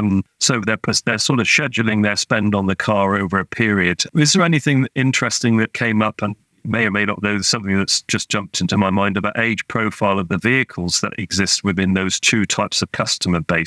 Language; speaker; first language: English; native; English